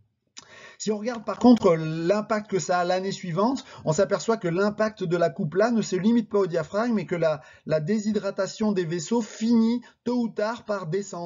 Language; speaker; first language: French; native; French